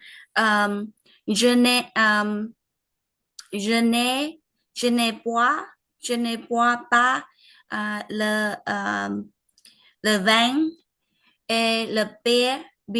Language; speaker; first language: French; non-native, learner; Vietnamese